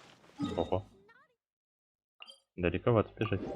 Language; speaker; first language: Russian; native; Russian